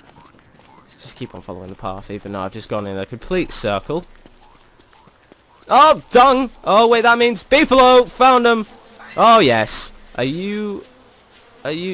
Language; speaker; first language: English; native; English